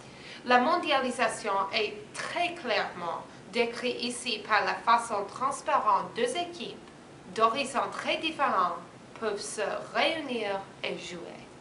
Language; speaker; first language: French; non-native, learner; English